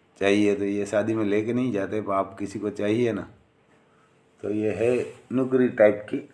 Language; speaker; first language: Hindi; non-native, local second language; Gujarati